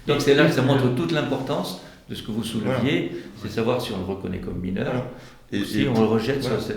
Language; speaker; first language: French; native; French